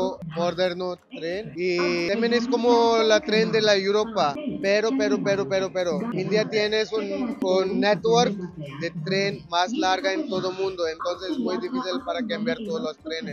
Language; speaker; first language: Spanish; non-native, learner; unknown